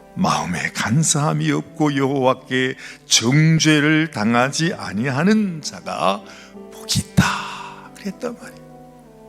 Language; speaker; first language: Korean; native; Korean